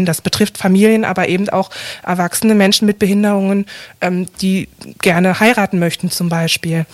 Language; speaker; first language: German; native; German